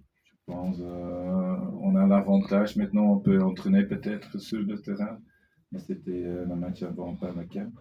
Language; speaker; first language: French; non-native, fluent; Dutch